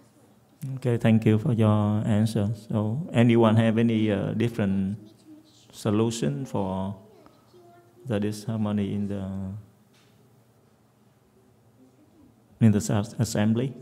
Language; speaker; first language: English; non-native, fluent; Vietnamese